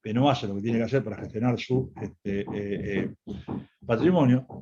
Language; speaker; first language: Spanish; native; Spanish